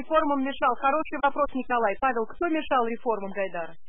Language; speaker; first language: Russian; native; Russian